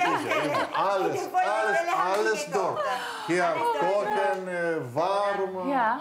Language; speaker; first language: German; non-native, learner; Greek